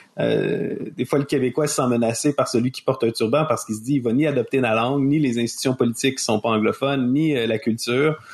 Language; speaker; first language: French; native; French